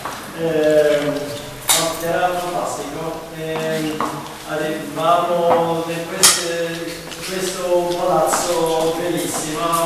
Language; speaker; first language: Italian; non-native, learner; Norwegian